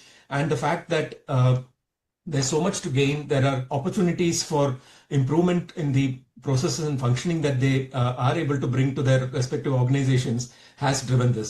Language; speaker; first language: English; non-native, local second language; Tamil